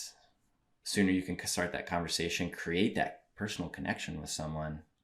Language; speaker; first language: English; native; English